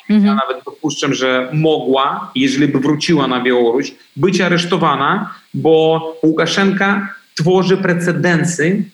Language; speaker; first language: Polish; non-native, fluent; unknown